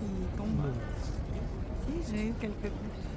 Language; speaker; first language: French; non-native, fluent; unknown